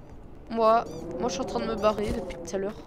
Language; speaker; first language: French; native; French